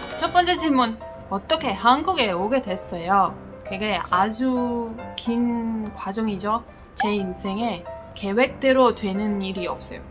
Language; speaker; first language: Korean; non-native, fluent; Italian